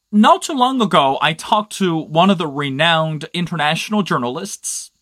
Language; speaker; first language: English; non-native, fluent; Chinese